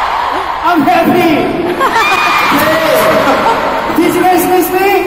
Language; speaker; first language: English; non-native, learner; Korean